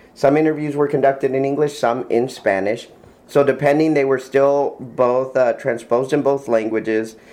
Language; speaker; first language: English; early bilingual, other home language; Spanish